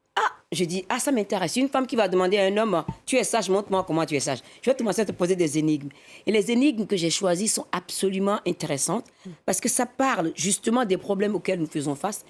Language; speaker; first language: French; non-native, local second language; Fon